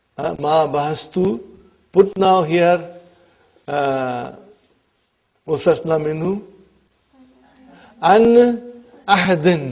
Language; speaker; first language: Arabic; non-native, fluent; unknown